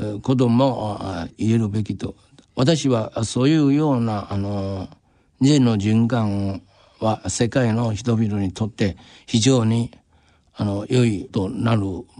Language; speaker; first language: Japanese; non-native, fluent; Chinese